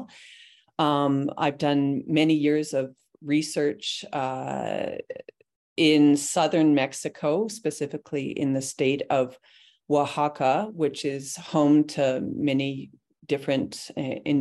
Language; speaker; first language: English; native; English